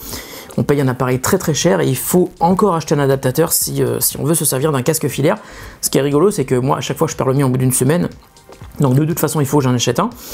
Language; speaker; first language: French; native; French